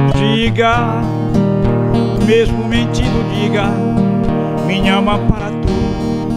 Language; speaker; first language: Portuguese; native; Portuguese